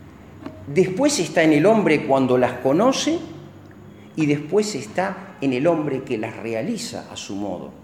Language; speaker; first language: Spanish; native; Spanish